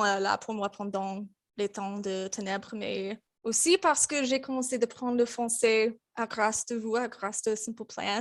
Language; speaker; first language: French; non-native, learner; English